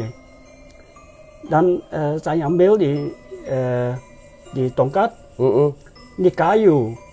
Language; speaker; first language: Indonesian; non-native, learner; Dutch